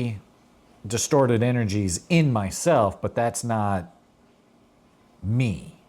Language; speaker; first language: English; native; English